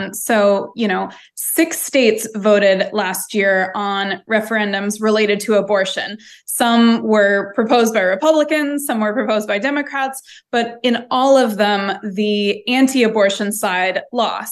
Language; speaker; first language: English; native; English